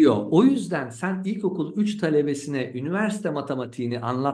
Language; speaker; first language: Turkish; native; Turkish